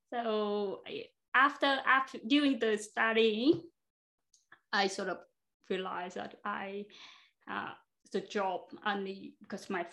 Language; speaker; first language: English; non-native, fluent; Vietnamese